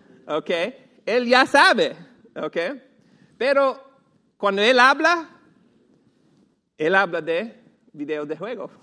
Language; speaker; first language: Spanish; non-native, fluent; English